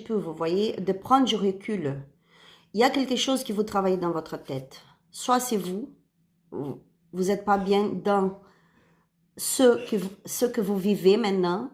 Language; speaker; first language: French; non-native, learner; Spanish